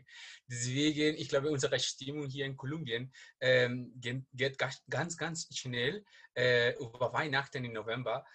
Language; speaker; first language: German; non-native, learner; Spanish